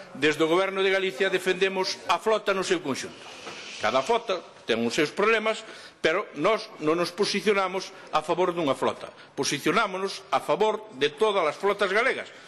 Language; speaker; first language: Galician; native; Galician